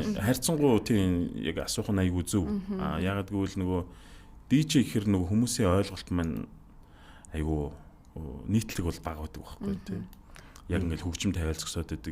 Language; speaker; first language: Mongolian; native; Mongolian